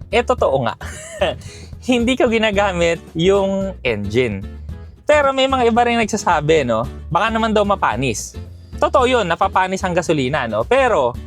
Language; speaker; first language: Filipino; native; Filipino